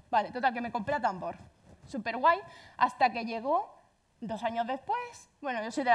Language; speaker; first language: Spanish; native; Spanish